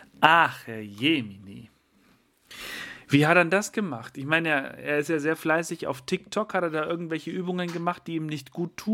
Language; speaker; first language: German; native; German